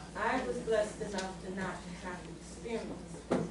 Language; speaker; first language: English; native; English